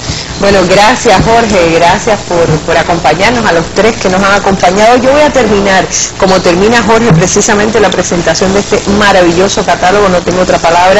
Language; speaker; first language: Spanish; native; Spanish